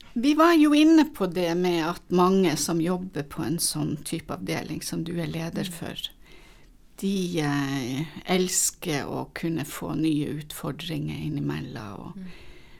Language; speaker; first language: Norwegian; native; Norwegian